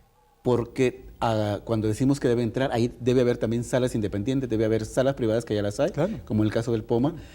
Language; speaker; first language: Spanish; native; Spanish